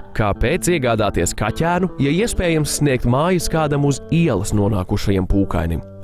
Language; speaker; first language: Latvian; native; Latvian